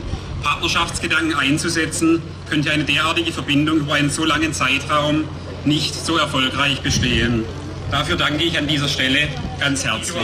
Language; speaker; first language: German; native; German